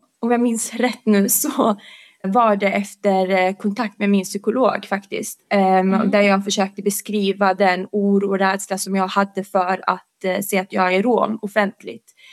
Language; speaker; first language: Swedish; early bilingual, other home language; Romany